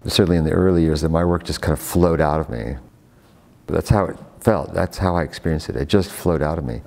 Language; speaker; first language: English; native; English